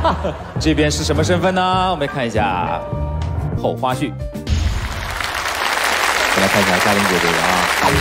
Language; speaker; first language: Chinese; native; Chinese